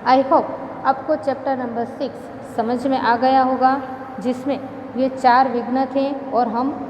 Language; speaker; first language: Hindi; non-native, local second language; Gujarati